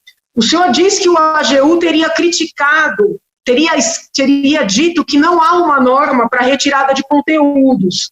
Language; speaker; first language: Portuguese; native; Portuguese